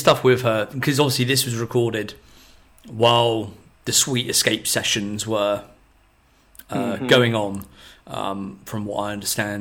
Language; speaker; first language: English; native; English